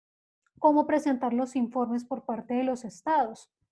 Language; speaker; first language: Spanish; native; Spanish